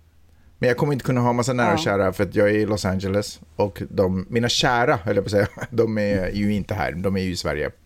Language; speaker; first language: Swedish; native; Swedish